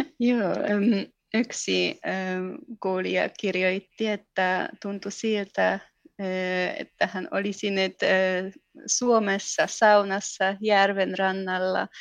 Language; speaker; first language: Finnish; non-native, fluent; Polish